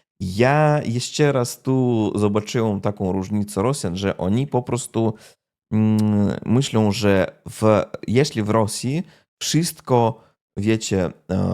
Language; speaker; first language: Polish; non-native, fluent; Russian